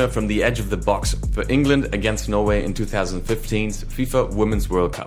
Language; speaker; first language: English; non-native, fluent; Spanish